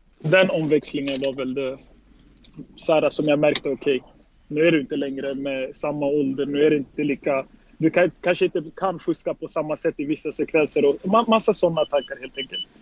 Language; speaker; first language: Swedish; early bilingual, other home language; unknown